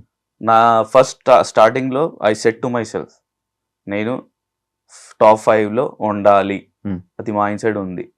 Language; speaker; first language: Telugu; non-native, local second language; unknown